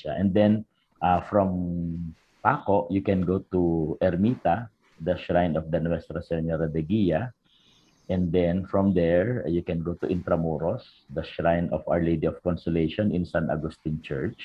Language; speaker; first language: English; non-native, local second language; Filipino